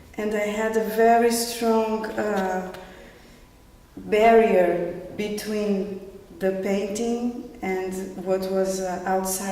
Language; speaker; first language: English; non-native, fluent; Portuguese